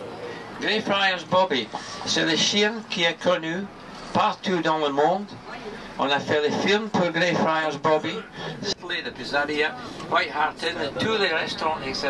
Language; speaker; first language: French; non-native, learner; English